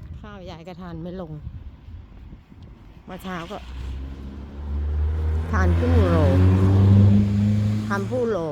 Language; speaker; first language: Thai; native; Thai